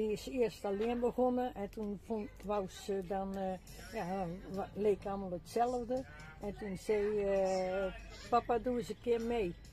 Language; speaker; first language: Dutch; native; Dutch